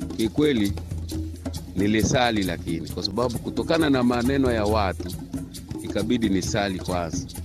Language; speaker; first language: Swahili; native; Swahili